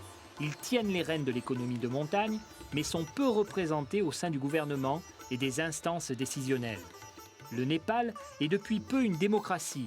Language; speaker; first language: French; native; French